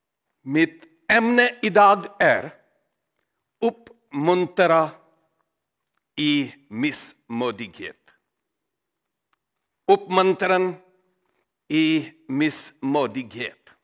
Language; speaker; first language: Swedish; non-native, learner; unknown